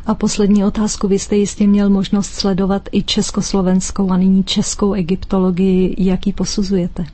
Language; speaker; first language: Czech; native; Czech